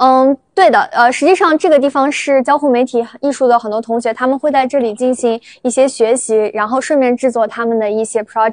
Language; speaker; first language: Chinese; native; Chinese